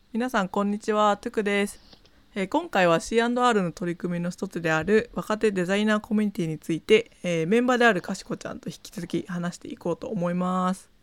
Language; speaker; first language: Japanese; non-native, fluent; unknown